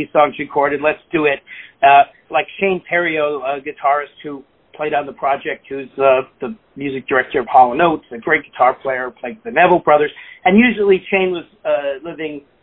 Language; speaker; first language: English; native; English